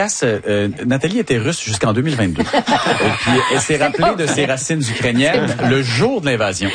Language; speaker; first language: French; native; French